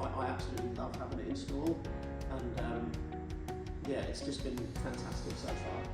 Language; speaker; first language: English; native; English